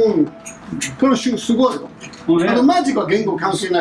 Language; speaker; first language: Japanese; non-native, fluent; English